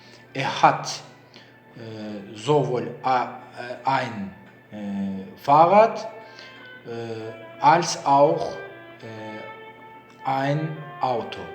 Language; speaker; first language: German; non-native, learner; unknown